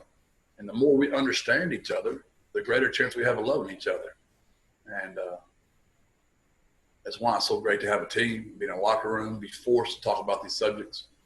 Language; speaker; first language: English; native; English